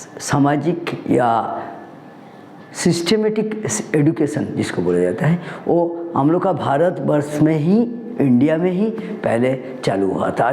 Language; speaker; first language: Hindi; non-native, local second language; Bangla